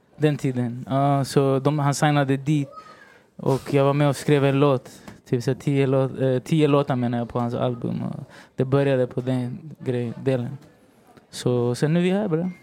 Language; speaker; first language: Swedish; early bilingual, other home language; Spanish